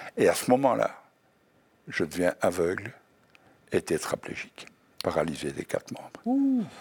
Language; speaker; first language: French; native; French